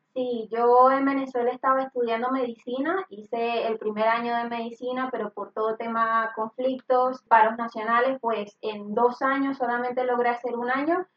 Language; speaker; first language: Spanish; native; Spanish